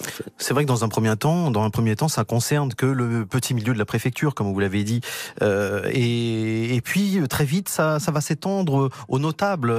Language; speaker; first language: French; native; French